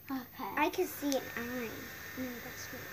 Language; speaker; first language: English; native; English